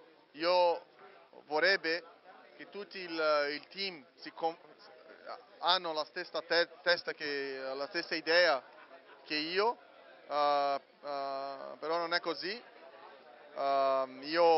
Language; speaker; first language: Italian; non-native, learner; Portuguese